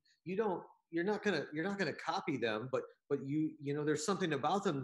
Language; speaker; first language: English; native; English